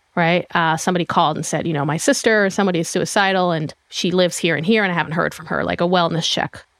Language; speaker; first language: English; non-native, fluent; Hebrew